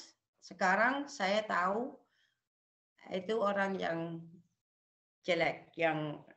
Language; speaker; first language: Indonesian; non-native, local second language; Javanese